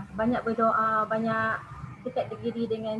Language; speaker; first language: Malay; native; Malay